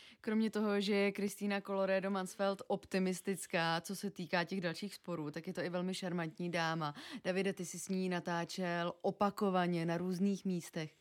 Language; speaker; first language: Czech; native; Czech